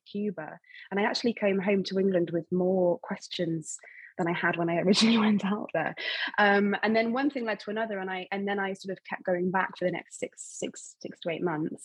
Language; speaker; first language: English; native; English